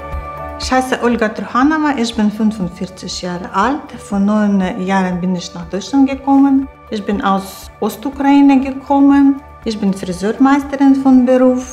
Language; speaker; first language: German; non-native, learner; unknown